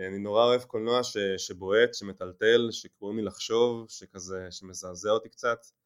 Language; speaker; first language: Hebrew; native; Hebrew